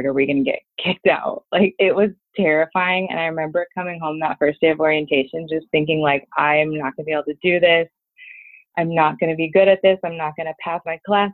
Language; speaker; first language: English; native; English